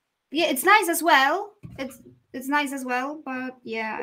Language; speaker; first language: English; non-native, fluent; Polish